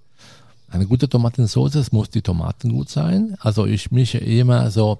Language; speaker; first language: German; non-native, fluent; Italian